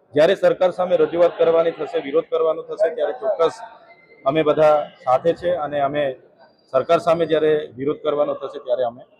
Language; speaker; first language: Gujarati; non-native, local second language; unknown